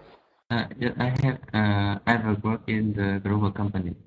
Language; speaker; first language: English; non-native, learner; Vietnamese